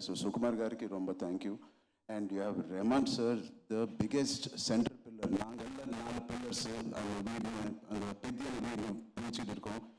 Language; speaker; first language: Tamil; non-native, local second language; Telugu